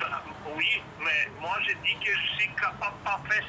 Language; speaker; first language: French; non-native, learner; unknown